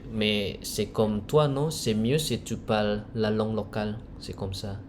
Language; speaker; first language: French; non-native, fluent; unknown